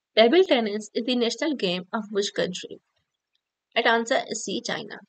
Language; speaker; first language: English; non-native, local second language; Urdu